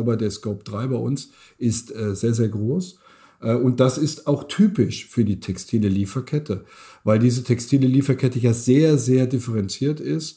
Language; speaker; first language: German; native; German